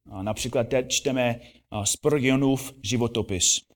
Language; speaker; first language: Czech; non-native, fluent; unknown